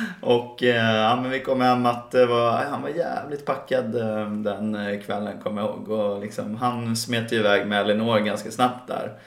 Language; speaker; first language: Swedish; native; Swedish